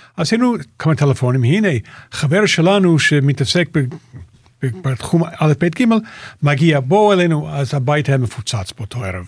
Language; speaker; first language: Hebrew; native; Hebrew